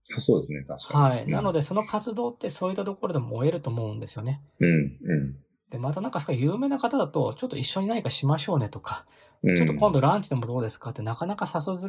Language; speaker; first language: Japanese; native; Japanese